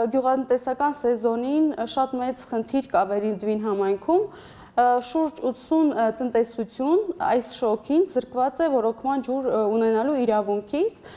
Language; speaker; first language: Armenian; non-native, local second language; Assyrian Neo-Aramaic